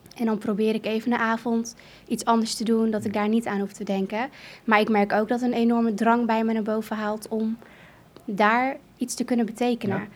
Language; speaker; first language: Dutch; early bilingual, other home language; Kurdish